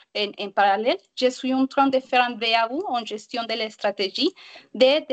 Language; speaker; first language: French; non-native, learner; Spanish